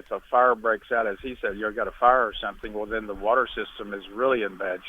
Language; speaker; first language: English; native; English